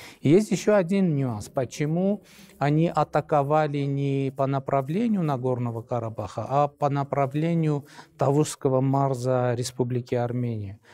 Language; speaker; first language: Russian; non-native, local second language; Armenian